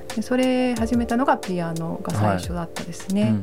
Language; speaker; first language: Japanese; native; Japanese